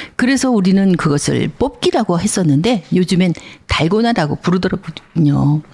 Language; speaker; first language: Korean; native; Korean